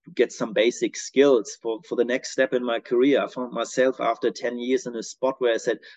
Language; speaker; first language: English; non-native, fluent; German